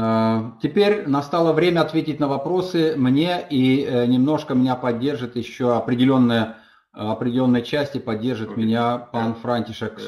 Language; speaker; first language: Russian; non-native, fluent; Polish